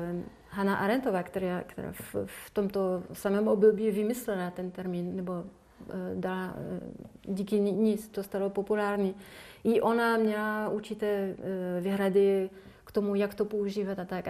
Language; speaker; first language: Czech; non-native, fluent; French